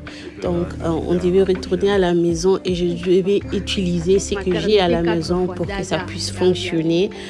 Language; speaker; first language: French; non-native, local second language; Lingala